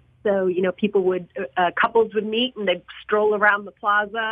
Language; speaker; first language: English; early bilingual, other home language; Spanish